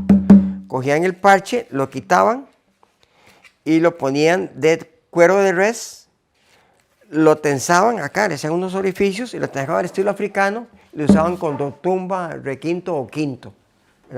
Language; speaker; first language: Spanish; native; Spanish